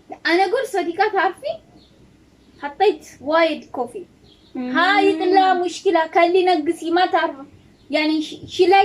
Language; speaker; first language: Arabic; non-native, learner; Amharic